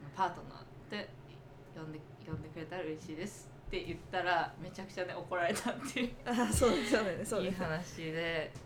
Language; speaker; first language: Japanese; early bilingual, other home language; English